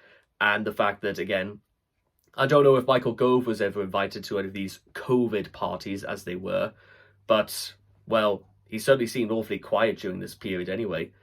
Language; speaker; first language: English; native; English